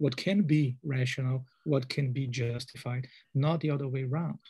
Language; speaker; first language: English; non-native, fluent; Portuguese